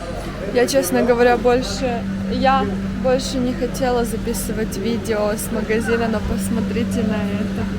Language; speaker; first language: Russian; native; Russian